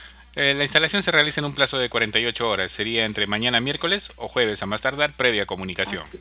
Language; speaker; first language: Spanish; native; Spanish